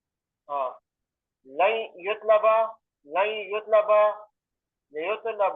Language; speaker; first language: Arabic; non-native, learner; Urdu